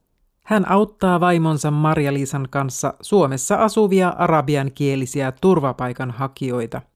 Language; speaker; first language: Finnish; native; Finnish